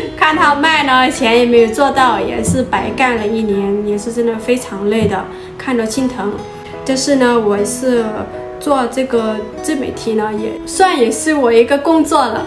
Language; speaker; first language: Chinese; non-native, fluent; Lao